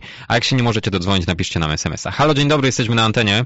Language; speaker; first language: Polish; native; Polish